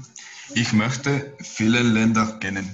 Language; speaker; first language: German; non-native, learner; Spanish